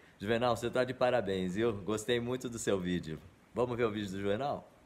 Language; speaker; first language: Portuguese; native; Portuguese